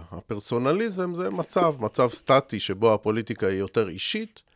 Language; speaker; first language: Hebrew; native; Hebrew